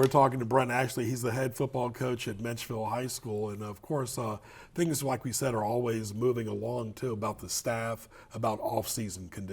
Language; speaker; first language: English; native; English